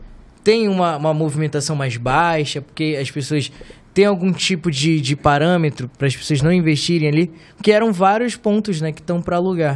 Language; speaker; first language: Portuguese; native; Portuguese